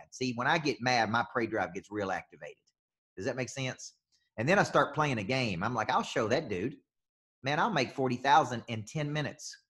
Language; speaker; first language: English; native; English